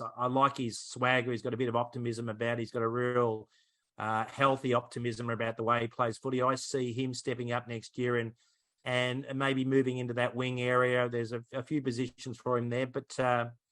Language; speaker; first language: English; native; English